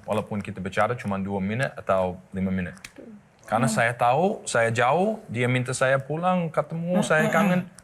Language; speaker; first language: Indonesian; non-native, learner; English